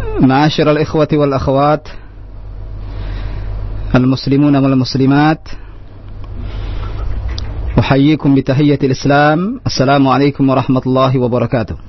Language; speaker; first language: Arabic; non-native, fluent; Indonesian